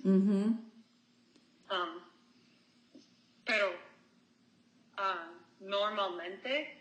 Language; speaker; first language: Spanish; non-native, learner; English